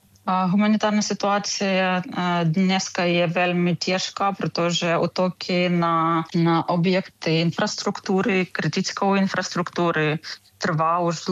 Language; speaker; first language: Czech; non-native, learner; Ukrainian